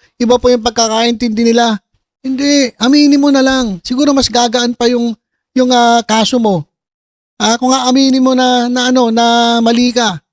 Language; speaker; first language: Filipino; native; Filipino